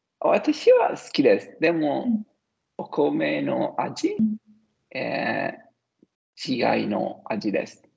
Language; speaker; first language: Japanese; non-native, learner; Italian